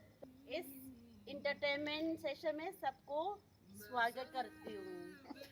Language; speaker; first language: Hindi; non-native, local second language; Rongmei Naga